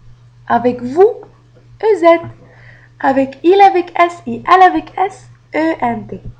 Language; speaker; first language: French; non-native, fluent; Arabic